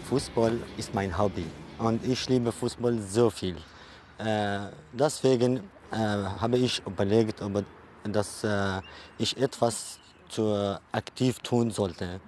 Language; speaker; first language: German; non-native, learner; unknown